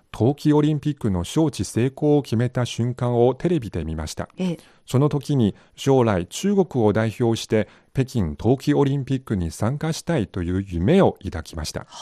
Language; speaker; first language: Japanese; non-native, fluent; Chinese